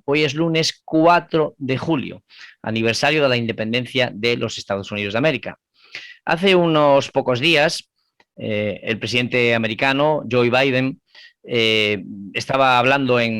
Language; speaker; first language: Spanish; native; Spanish